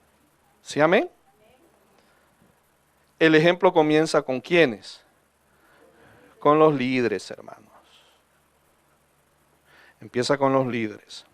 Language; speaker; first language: Spanish; native; Spanish